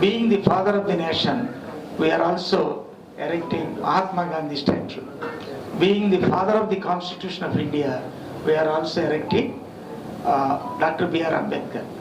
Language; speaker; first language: English; non-native, local second language; Telugu